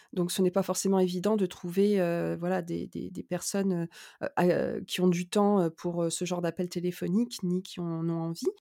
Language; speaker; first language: French; native; French